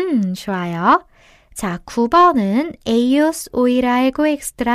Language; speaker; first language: Spanish; non-native, fluent; Korean